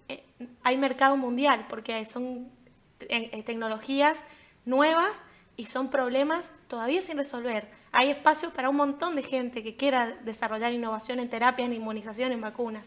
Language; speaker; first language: Spanish; native; Spanish